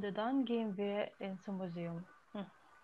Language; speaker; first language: German; non-native, learner; Arabic